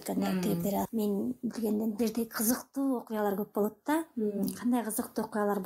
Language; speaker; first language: Kyrgyz; native; Kyrgyz